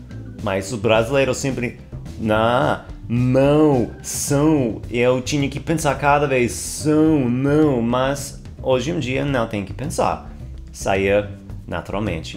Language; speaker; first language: Portuguese; non-native, fluent; English